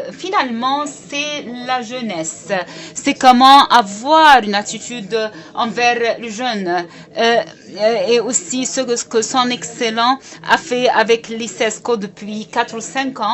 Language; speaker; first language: French; non-native, fluent; Arabic